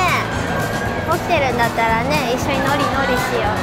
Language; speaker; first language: Japanese; native; Japanese